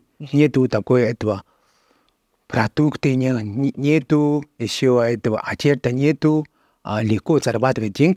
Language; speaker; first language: Russian; non-native, learner; Chinese